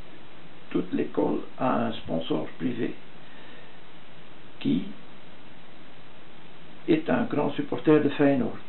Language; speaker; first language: French; non-native, fluent; Dutch